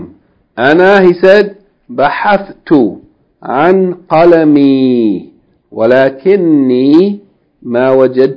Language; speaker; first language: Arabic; non-native, fluent; English